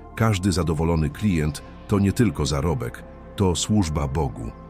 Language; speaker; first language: Polish; native; Polish